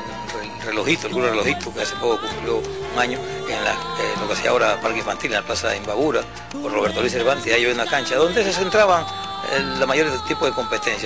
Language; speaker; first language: Spanish; native; Spanish